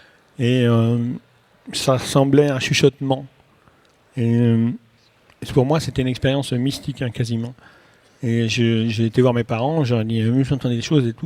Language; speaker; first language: French; native; French